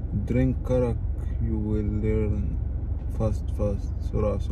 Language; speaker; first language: English; non-native, learner; Arabic